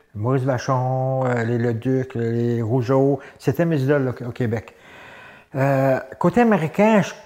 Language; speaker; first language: French; native; French